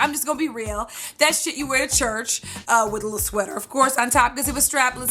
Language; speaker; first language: English; native; English